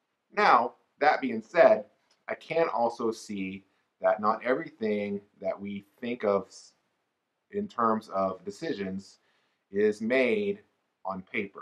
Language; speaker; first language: English; native; English